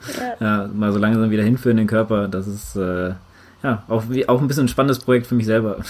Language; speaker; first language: German; native; German